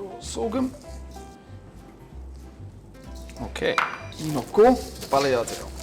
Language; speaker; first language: Korean; non-native, learner; English